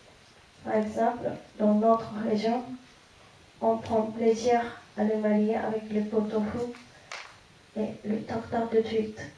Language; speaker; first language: French; non-native, fluent; Japanese